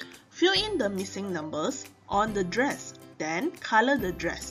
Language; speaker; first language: English; non-native, local second language; Chinese